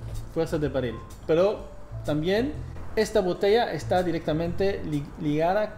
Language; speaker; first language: Spanish; non-native, fluent; English